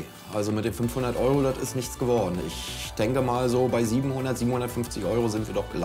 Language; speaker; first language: German; native; German